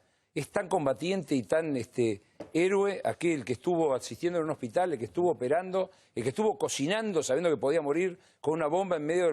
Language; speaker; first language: Spanish; native; Spanish